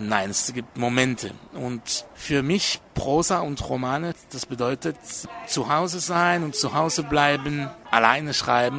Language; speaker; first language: German; non-native, fluent; French